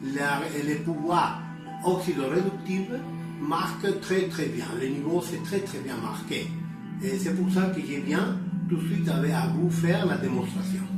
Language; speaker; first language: French; non-native, learner; Spanish